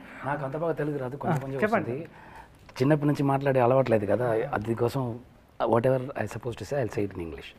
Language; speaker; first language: Telugu; non-native, learner; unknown